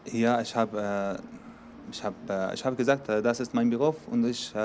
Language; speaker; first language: German; non-native, learner; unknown